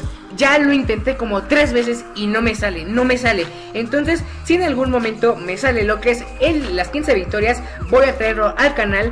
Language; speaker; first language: Spanish; native; Spanish